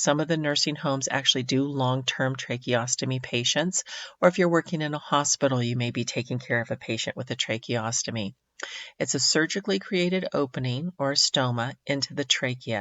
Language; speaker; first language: English; native; English